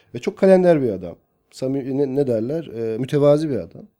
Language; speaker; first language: Turkish; non-native, local second language; Kurdish